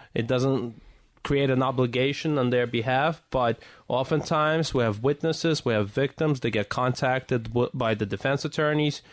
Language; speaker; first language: English; early bilingual, other home language; Russian